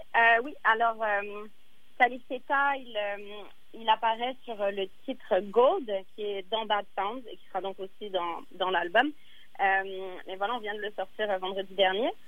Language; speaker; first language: French; native; French